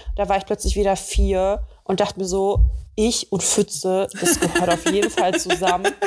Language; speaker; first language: German; early bilingual, other home language; Russian